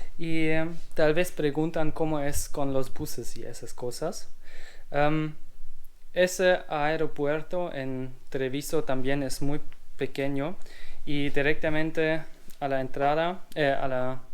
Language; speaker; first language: Spanish; non-native, learner; German